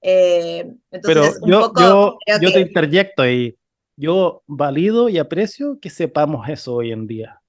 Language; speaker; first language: Spanish; native; Spanish